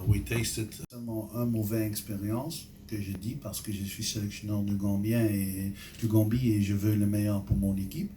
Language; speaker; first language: French; non-native, local second language; Dutch